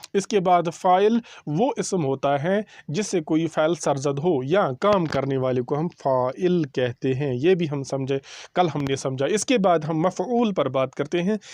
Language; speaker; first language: Urdu; non-native, local second language; Kashmiri